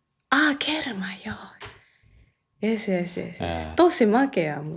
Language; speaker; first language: Finnish; non-native, learner; Japanese